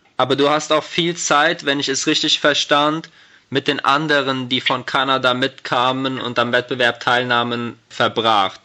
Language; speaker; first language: German; native; German